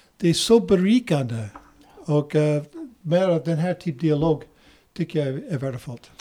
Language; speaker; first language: Swedish; non-native, fluent; English